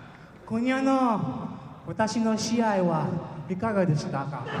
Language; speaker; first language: Japanese; non-native, learner; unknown